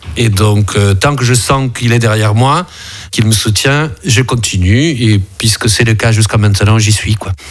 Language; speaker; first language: French; early bilingual, other home language; Spanish